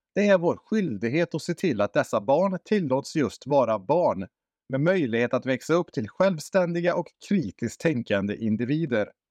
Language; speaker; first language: Swedish; native; Swedish